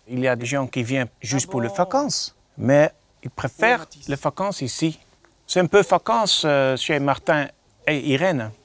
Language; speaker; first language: French; non-native, learner; Dutch